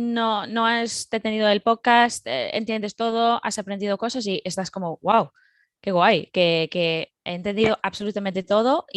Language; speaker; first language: Spanish; non-native, fluent; English